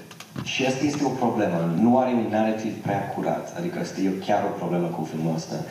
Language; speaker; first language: Romanian; non-native, fluent; English